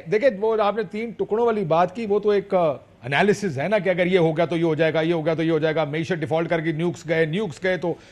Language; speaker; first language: Urdu; non-native, local second language; Punjabi